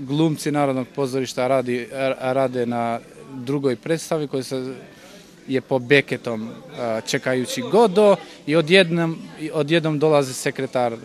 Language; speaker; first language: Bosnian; non-native, local second language; Albanian